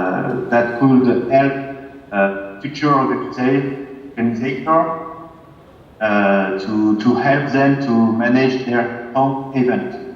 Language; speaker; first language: English; non-native, fluent; French